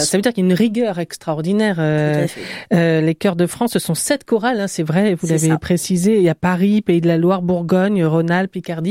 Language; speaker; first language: French; native; French